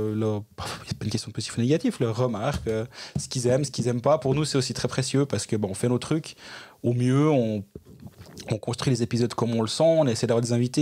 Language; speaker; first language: French; native; French